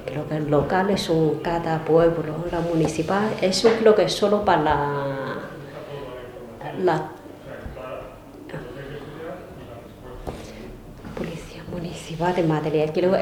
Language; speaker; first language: Spanish; non-native, learner; Chinese